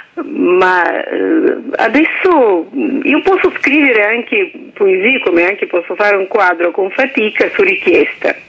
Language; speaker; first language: Italian; non-native, fluent; Russian